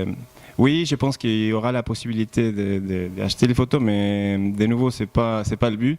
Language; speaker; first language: French; non-native, fluent; Spanish